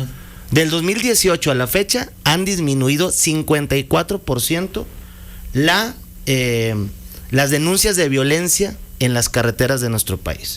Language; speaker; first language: Spanish; native; Spanish